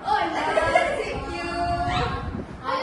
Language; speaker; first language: English; non-native, learner; Malay